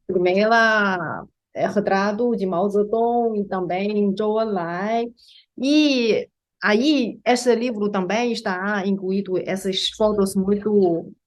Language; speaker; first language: Portuguese; non-native, fluent; Chinese